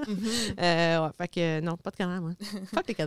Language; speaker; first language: French; native; French